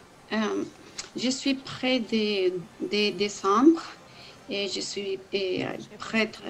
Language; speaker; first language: French; non-native, learner; Spanish